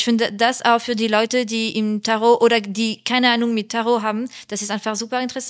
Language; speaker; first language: German; non-native, learner; French